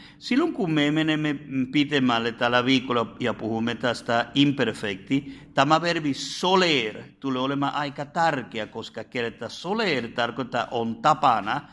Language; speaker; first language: Finnish; non-native, fluent; Spanish